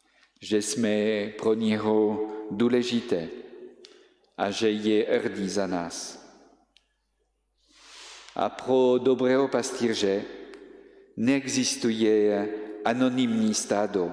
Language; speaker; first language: Czech; non-native, fluent; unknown